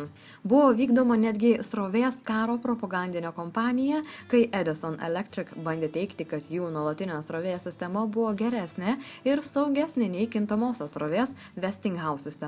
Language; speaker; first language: Lithuanian; native; Lithuanian